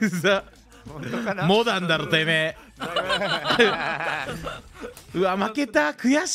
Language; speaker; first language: Japanese; native; Japanese